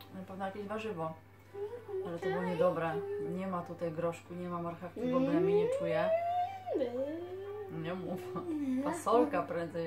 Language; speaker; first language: Polish; native; Polish